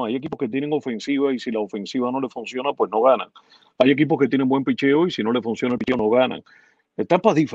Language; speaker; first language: Spanish; native; Spanish